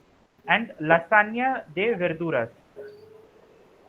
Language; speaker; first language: Spanish; non-native, fluent; Hindi